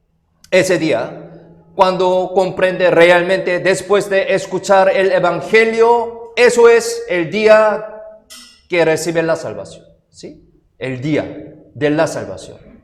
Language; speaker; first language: Spanish; non-native, fluent; Korean